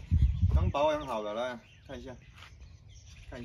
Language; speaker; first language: Chinese; native; Chinese